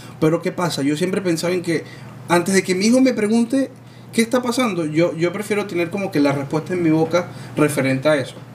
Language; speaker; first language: Spanish; native; Spanish